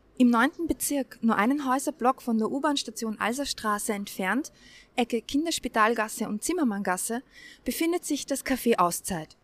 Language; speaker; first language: German; native; German